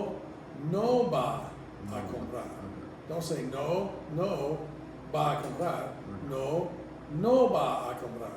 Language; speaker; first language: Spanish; non-native, fluent; English